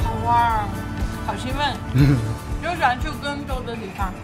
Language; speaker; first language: Chinese; non-native, learner; Armenian